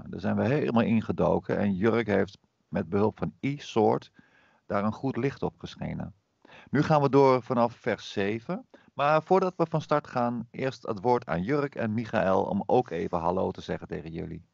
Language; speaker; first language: Dutch; native; Dutch